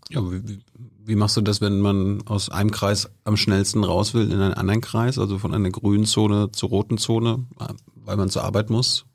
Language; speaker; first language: German; native; German